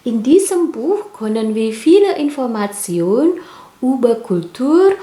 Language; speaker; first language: German; non-native, learner; Indonesian